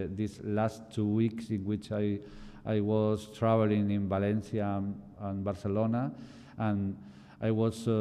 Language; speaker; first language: English; non-native, fluent; Spanish